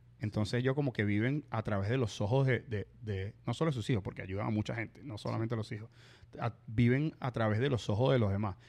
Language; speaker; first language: Spanish; native; Spanish